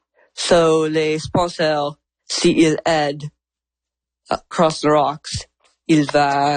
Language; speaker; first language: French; non-native, local second language; English